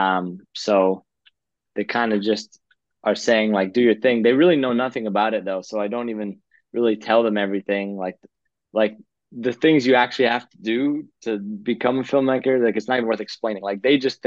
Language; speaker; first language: English; native; English